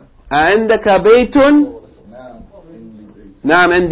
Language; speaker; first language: Arabic; non-native, fluent; English